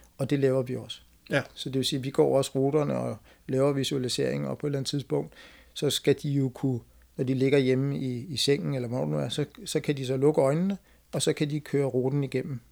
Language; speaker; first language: Danish; native; Danish